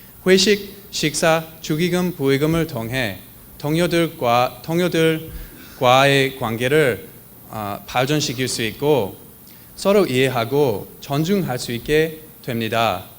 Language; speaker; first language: Korean; non-native, fluent; English